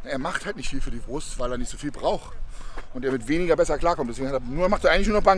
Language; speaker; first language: German; native; German